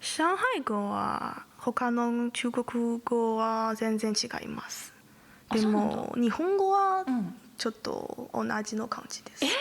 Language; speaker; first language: Japanese; non-native, learner; Chinese